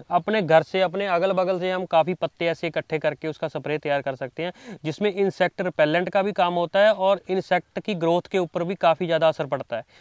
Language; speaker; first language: Hindi; non-native, local second language; Punjabi